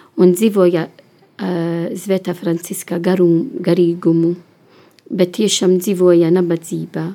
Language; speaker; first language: Latvian; non-native, learner; Italian